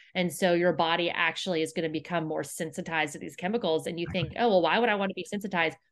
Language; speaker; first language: English; native; English